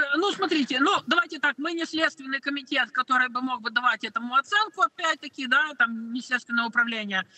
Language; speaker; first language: Russian; native; Russian